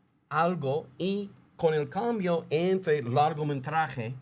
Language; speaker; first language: Spanish; non-native, fluent; English